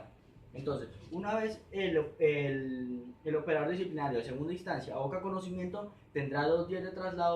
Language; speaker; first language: Spanish; native; Spanish